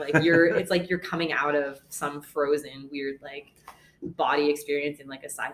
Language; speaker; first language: English; native; English